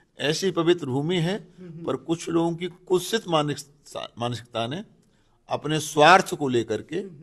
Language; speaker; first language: Hindi; native; Hindi